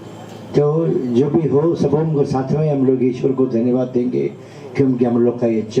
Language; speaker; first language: Hindi; non-native, local second language; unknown